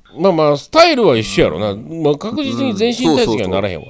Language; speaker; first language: Japanese; native; Japanese